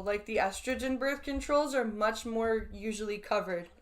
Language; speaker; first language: English; native; English